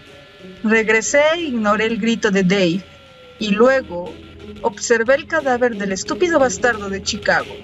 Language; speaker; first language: Spanish; native; Spanish